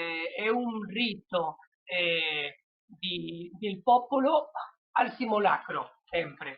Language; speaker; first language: Italian; non-native, learner; Spanish